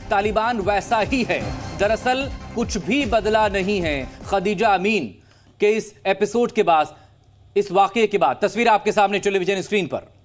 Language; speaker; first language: Hindi; native; Hindi